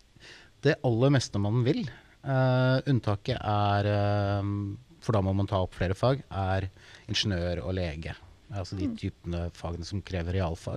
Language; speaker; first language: Norwegian; native; Norwegian